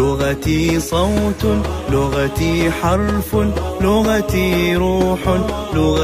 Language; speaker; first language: Arabic; non-native, learner; Indonesian